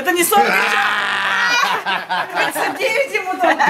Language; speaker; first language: Russian; non-native, local second language; Yakut